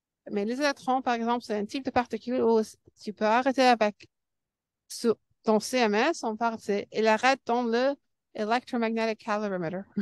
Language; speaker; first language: French; non-native, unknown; English